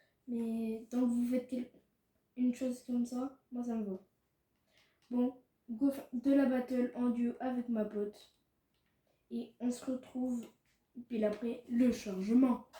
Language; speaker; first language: French; native; French